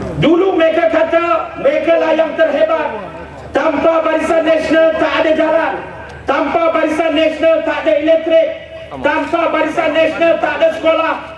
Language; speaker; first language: Malay; native; Malay